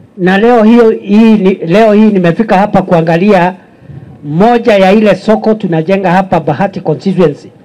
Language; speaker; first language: Swahili; non-native, local second language; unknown